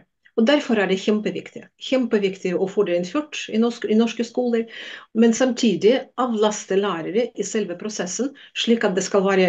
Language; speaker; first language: Norwegian; non-native, fluent; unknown